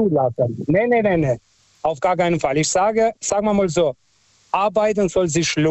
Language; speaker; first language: German; non-native, fluent; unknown